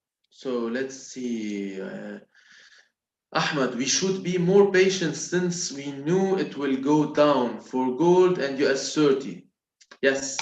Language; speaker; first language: English; non-native, local second language; Arabic